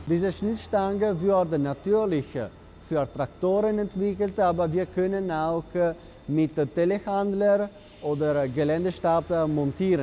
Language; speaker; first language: German; non-native, fluent; Italian